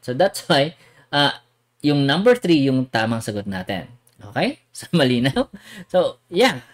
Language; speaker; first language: English; non-native, local second language; Filipino